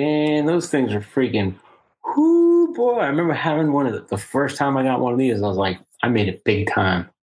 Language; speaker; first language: English; native; English